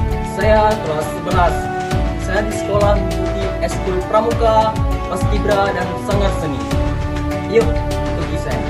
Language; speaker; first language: Indonesian; non-native, local second language; Achinese